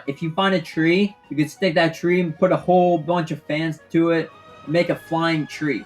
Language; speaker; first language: English; native; English